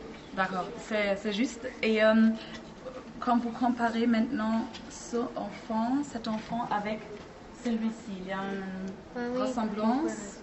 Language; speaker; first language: French; non-native, fluent; German